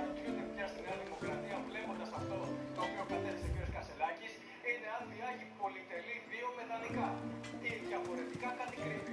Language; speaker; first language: Greek; native; Greek